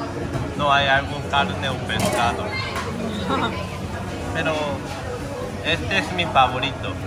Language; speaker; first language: Spanish; non-native, learner; Korean